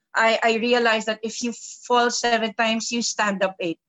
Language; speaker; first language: English; non-native, local second language; Filipino